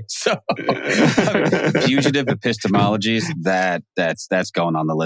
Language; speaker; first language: English; native; English